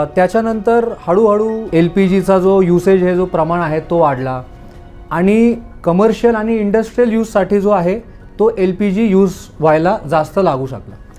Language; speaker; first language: Marathi; non-native, local second language; Gujarati